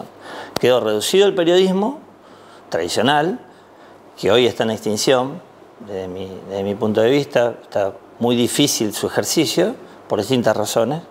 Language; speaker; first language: Spanish; native; Spanish